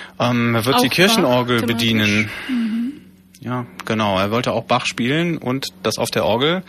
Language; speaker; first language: German; native; German